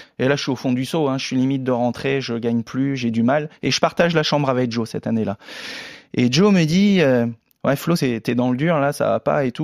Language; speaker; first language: French; native; French